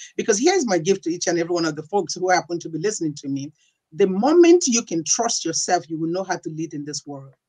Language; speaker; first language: English; non-native, local second language; Igbo